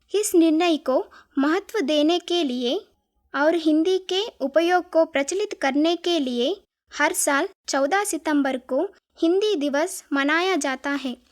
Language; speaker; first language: Hindi; non-native, local second language; Telugu